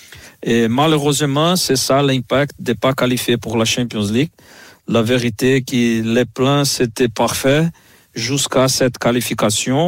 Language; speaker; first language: French; non-native, fluent; Portuguese